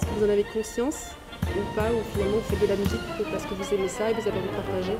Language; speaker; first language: French; native; French